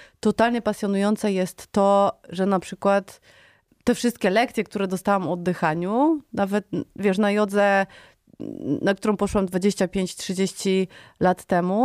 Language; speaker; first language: Polish; native; Polish